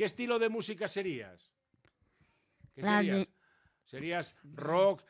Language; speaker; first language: Spanish; native; Spanish